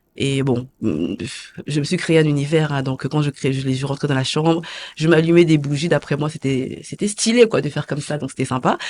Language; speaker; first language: French; early bilingual, other home language; Lingala